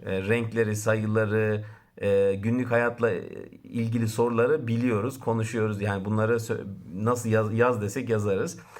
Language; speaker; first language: Turkish; native; Turkish